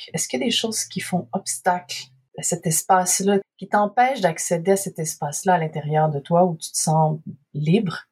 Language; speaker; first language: French; native; French